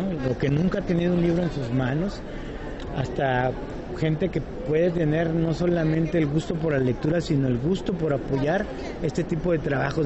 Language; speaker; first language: Spanish; native; Spanish